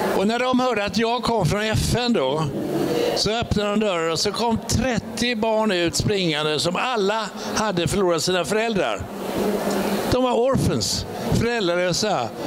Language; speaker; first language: Swedish; native; Swedish